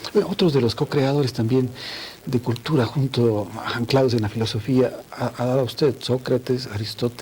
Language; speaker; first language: Spanish; native; Spanish